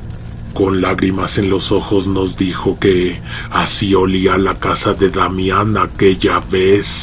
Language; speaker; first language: Spanish; native; Spanish